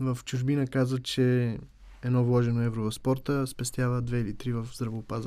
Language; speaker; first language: Bulgarian; native; Bulgarian